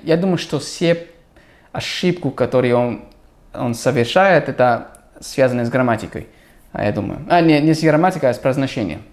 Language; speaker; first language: Russian; non-native, fluent; English